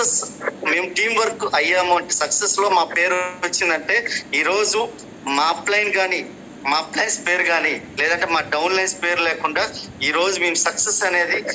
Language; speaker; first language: Telugu; native; Telugu